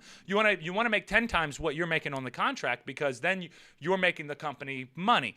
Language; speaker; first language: English; native; English